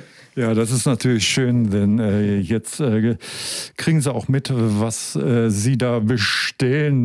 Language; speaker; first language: German; native; German